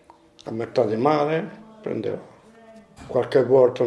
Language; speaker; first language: Italian; non-native, learner; Maltese